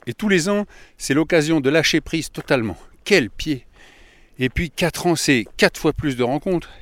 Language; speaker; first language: French; native; French